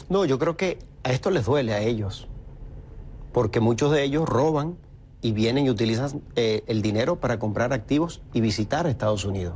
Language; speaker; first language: Spanish; native; Spanish